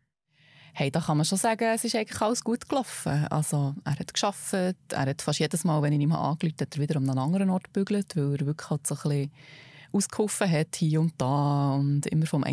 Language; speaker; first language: German; native; German